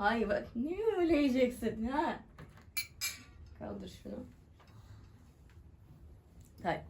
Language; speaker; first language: Turkish; non-native, learner; Arabic